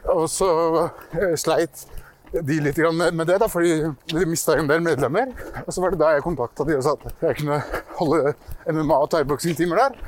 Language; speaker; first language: Norwegian; early bilingual, other home language; Persian